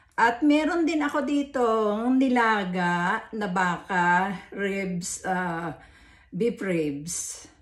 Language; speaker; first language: Filipino; native; Filipino